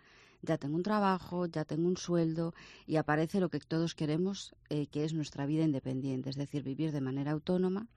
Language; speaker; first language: Spanish; native; Spanish